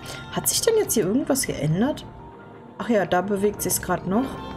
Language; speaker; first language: German; native; German